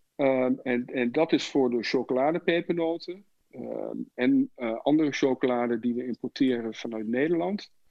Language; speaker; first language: Dutch; native; Dutch